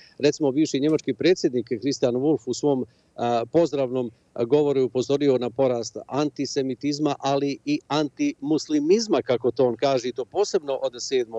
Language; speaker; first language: Croatian; native; Croatian